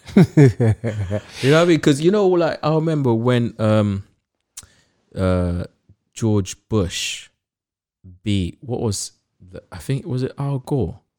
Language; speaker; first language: English; native; English